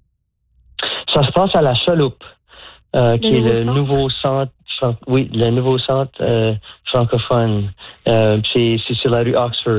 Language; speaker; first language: French; native; French